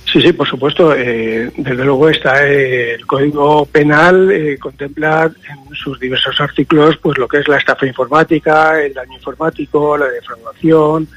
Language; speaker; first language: Spanish; native; Spanish